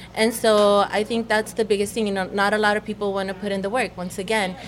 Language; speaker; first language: English; early bilingual, other home language; Spanish